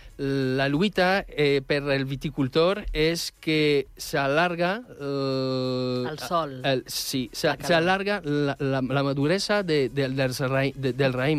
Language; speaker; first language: Catalan; non-native, fluent; French